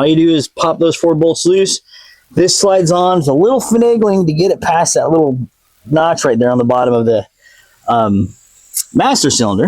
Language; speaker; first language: English; native; English